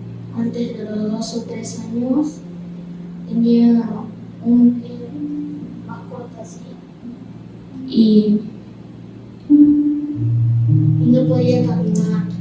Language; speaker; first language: Spanish; early bilingual, heritage; Spanish